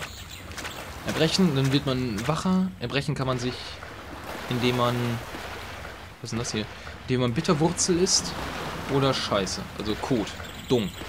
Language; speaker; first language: German; native; German